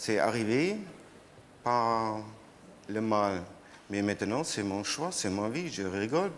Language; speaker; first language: French; non-native, learner; German